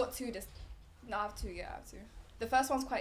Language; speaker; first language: English; native; English